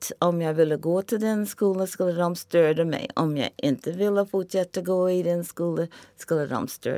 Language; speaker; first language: Swedish; non-native, fluent; English